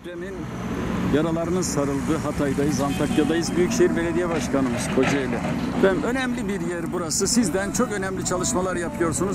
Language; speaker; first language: Turkish; native; Turkish